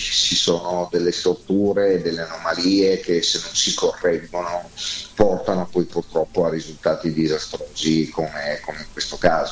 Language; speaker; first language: Italian; native; Italian